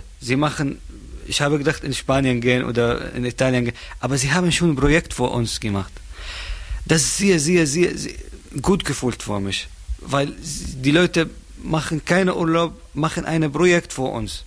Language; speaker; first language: German; non-native, learner; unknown